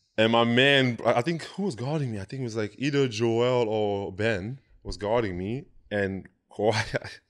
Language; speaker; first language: English; non-native, local second language; French